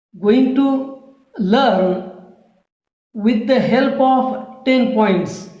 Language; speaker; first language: English; non-native, local second language; Marathi